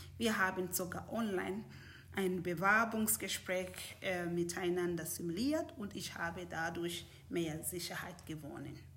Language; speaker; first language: German; non-native, fluent; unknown